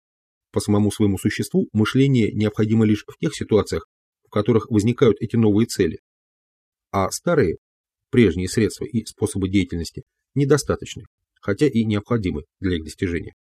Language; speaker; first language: Russian; native; Russian